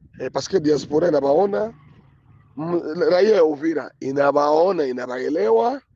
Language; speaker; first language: Swahili; native; Swahili